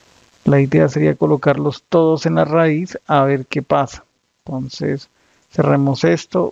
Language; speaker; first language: Spanish; native; Spanish